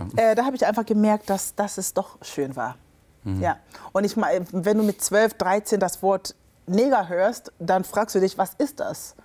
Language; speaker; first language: German; early bilingual, other home language; Akan